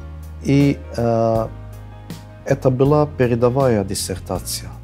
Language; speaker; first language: Russian; non-native, fluent; Arabic